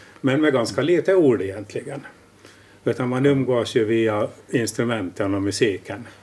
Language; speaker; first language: Swedish; native; Swedish